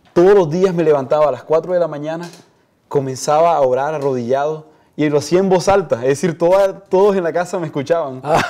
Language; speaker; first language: Spanish; native; Spanish